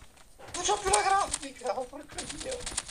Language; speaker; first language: Italian; native; Italian